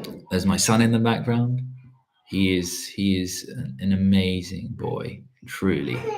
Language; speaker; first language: English; early bilingual, other home language; Polish